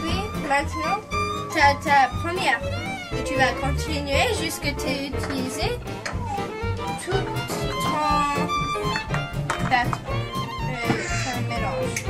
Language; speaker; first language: French; non-native, learner; English